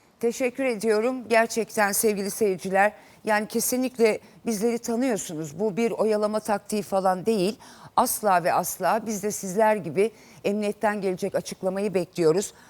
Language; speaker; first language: Turkish; native; Turkish